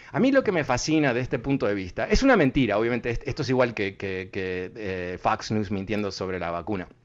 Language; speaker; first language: Spanish; early bilingual, heritage; Spanish